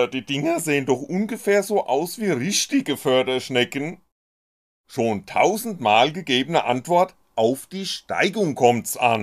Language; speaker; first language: German; native; German